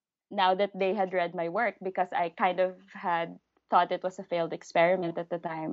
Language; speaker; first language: English; native; English